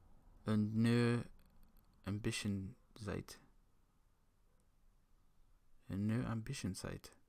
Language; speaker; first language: German; non-native, learner; English